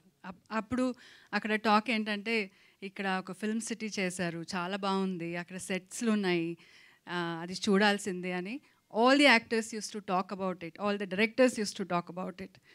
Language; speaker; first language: Telugu; non-native, local second language; Kannada